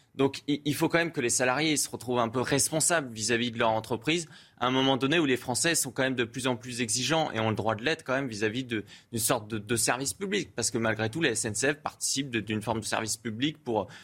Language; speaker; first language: French; native; French